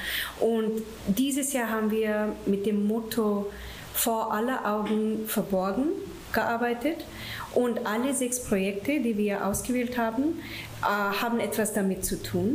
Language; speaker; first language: German; non-native, fluent; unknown